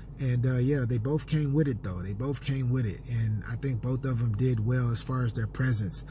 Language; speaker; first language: English; native; English